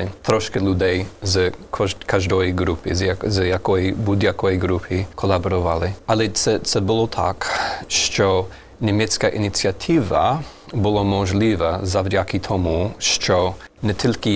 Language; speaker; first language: Ukrainian; non-native, fluent; German